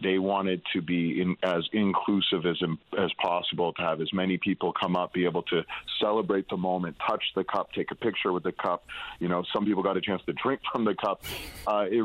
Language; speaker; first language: English; native; English